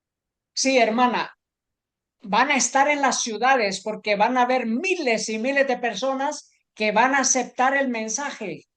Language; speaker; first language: Spanish; native; Spanish